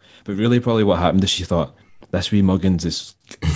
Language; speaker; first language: English; native; English